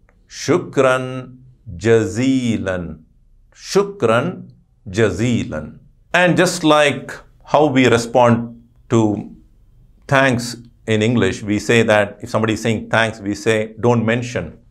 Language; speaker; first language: English; non-native, local second language; Urdu